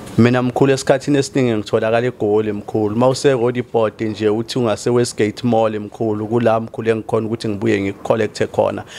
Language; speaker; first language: Zulu; native; Zulu